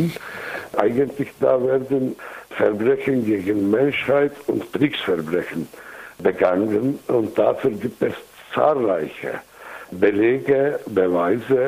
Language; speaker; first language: German; non-native, fluent; Kurdish